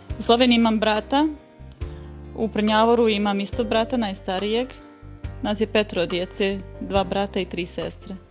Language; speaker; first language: Bosnian; native; Bosnian